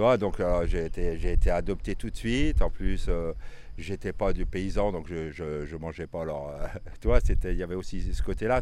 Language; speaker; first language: French; native; French